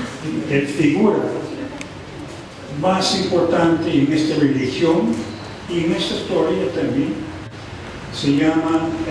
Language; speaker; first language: Spanish; non-native, fluent; English